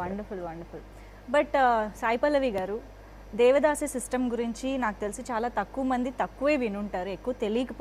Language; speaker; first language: Telugu; native; Telugu